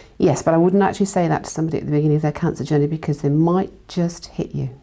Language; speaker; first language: English; native; English